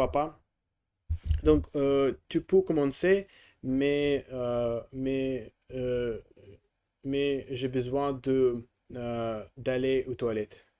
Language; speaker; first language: French; non-native, learner; Russian